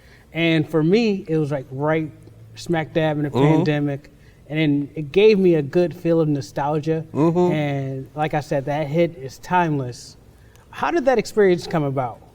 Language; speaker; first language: English; native; English